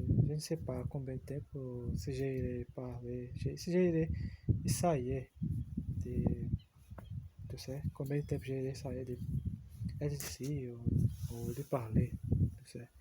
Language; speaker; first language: French; non-native, learner; Portuguese